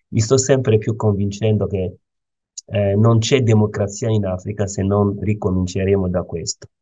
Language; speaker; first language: Italian; non-native, fluent; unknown